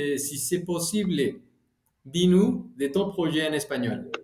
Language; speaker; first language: French; non-native, fluent; Spanish